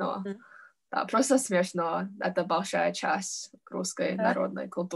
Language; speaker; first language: Russian; non-native, learner; English